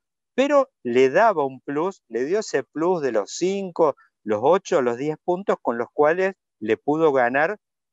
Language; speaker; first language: Spanish; native; Spanish